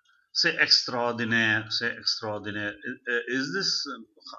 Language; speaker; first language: French; non-native, fluent; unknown